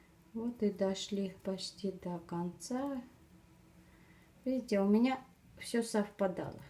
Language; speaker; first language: Russian; non-native, fluent; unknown